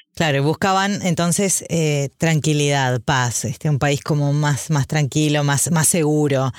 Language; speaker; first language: Spanish; native; Spanish